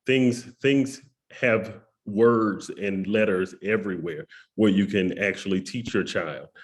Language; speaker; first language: English; native; English